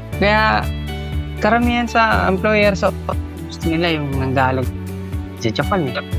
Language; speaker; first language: Filipino; native; Filipino